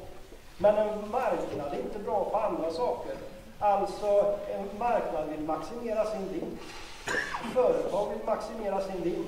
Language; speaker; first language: Swedish; native; Swedish